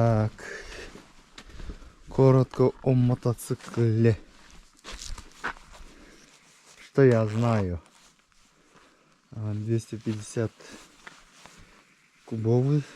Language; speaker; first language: Russian; non-native, local second language; Kyrgyz